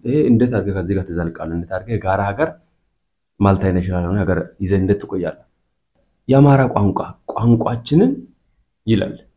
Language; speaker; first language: Amharic; non-native, local second language; Hadiyya